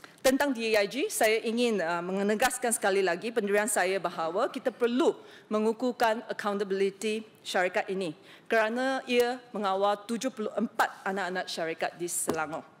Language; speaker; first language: Malay; non-native, local second language; Chinese